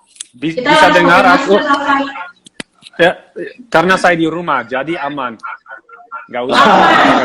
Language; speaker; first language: Indonesian; non-native, fluent; Dutch